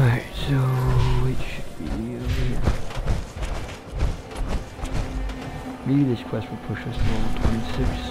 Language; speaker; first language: English; native; English